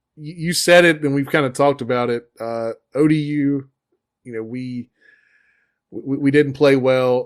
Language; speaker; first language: English; native; English